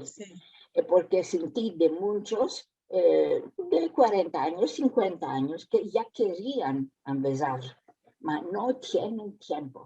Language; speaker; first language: Spanish; early bilingual, heritage; Spanish